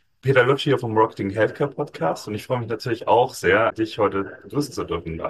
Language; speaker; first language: German; native; German